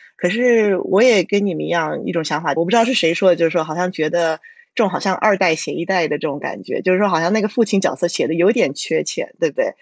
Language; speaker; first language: Chinese; native; Chinese